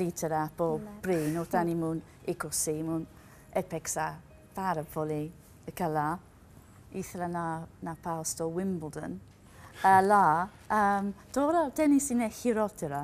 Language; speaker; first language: Greek; non-native, learner; English